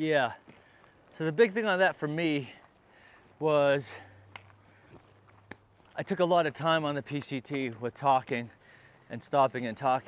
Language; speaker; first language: English; native; English